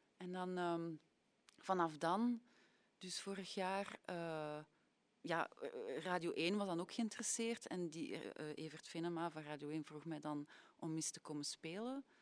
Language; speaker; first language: Dutch; native; Dutch